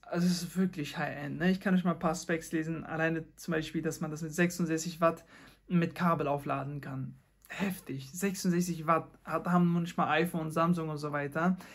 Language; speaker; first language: German; non-native, fluent; Persian